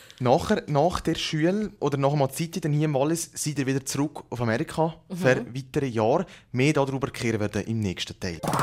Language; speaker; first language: German; native; German